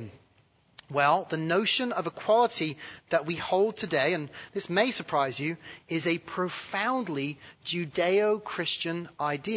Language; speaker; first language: English; native; English